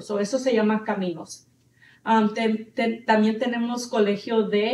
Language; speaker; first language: Spanish; early bilingual, heritage; Spanish